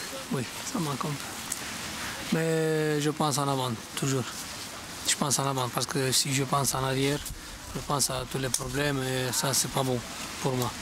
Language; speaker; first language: French; non-native, learner; Romanian